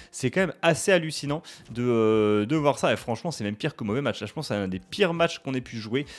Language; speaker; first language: French; native; French